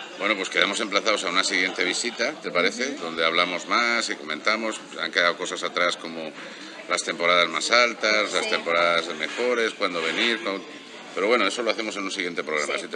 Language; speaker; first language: Spanish; native; Spanish